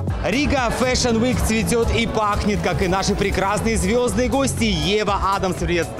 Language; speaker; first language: Russian; native; Russian